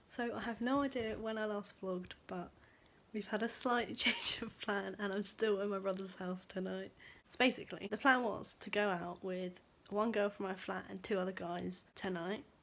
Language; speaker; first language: English; native; English